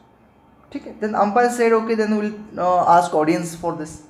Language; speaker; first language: English; non-native, local second language; Hindi